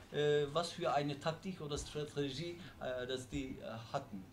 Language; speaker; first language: German; non-native, learner; Turkish